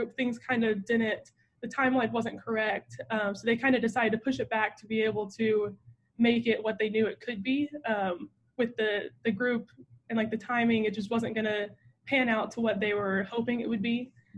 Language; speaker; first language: English; native; English